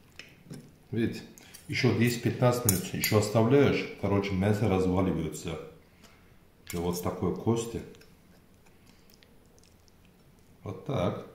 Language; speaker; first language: Russian; non-native, learner; Turkish